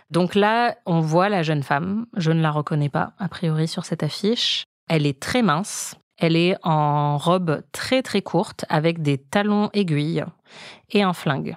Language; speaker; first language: French; native; French